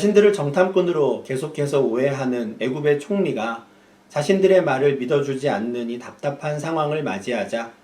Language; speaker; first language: Korean; native; Korean